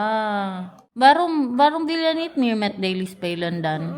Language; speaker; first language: Dutch; non-native, learner; Filipino